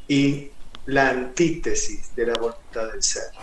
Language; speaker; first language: Spanish; native; Spanish